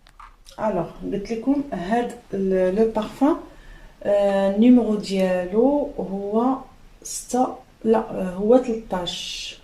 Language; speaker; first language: Arabic; native; Arabic